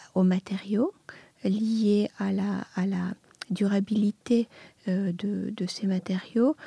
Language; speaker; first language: French; non-native, fluent; Serbian